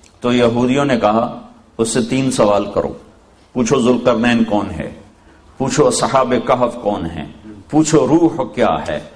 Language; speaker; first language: Urdu; non-native, local second language; Punjabi